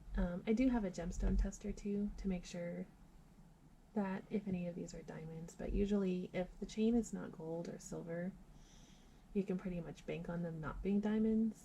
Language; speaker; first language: English; native; English